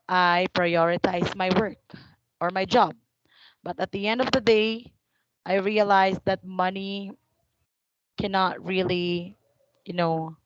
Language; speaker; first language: English; non-native, fluent; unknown